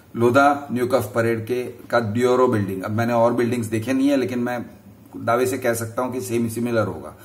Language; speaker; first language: Hindi; non-native, local second language; Gujarati